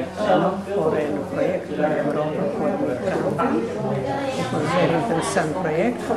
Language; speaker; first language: Dutch; non-native, fluent; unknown